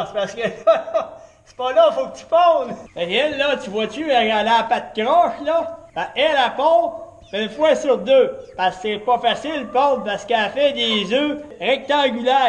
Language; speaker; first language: French; native; French